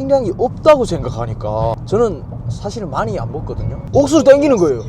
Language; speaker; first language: Korean; native; Korean